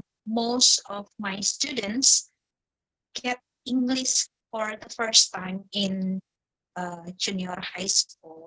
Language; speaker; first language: English; non-native, fluent; Indonesian